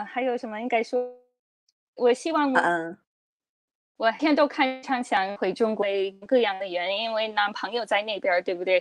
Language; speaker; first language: Chinese; non-native, fluent; English